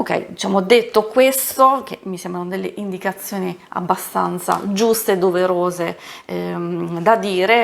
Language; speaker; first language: Italian; native; Italian